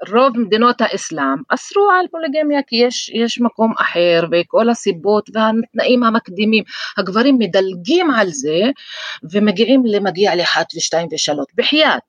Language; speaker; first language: Hebrew; non-native, local second language; Arabic